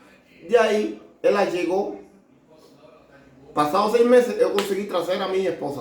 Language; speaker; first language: Portuguese; non-native, learner; Spanish